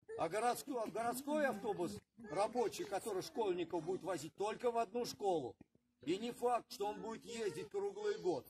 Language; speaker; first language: Russian; native; Russian